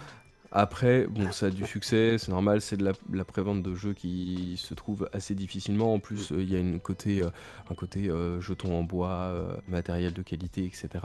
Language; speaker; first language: French; native; French